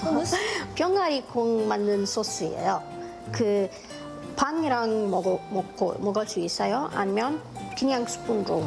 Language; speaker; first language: Korean; non-native, learner; Arabic